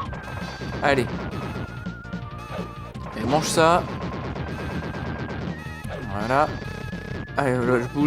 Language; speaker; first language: French; native; French